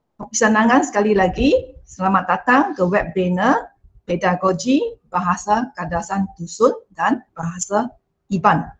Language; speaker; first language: Malay; non-native, local second language; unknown